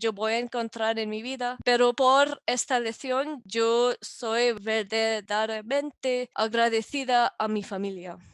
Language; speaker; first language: Spanish; non-native, fluent; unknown